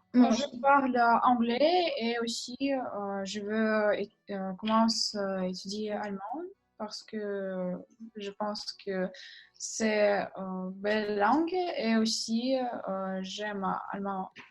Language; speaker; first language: French; non-native, learner; Russian